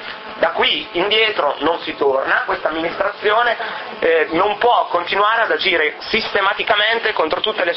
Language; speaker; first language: Italian; native; Italian